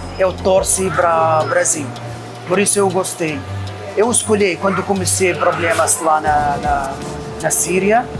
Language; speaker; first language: Portuguese; non-native, learner; Arabic